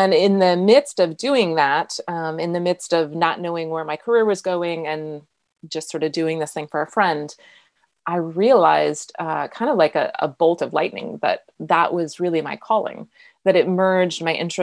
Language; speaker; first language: English; native; English